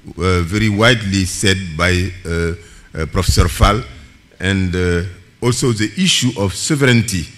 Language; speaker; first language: English; non-native, fluent; Bambara